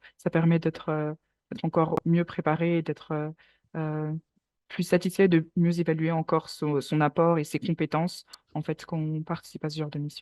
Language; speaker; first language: French; native; French